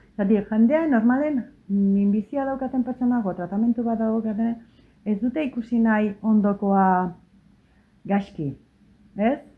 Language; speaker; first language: Basque; native; Basque